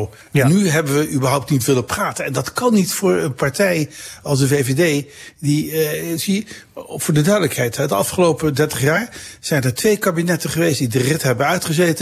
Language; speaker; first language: Dutch; native; Dutch